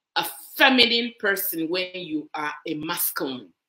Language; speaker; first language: English; non-native, local second language; Igbo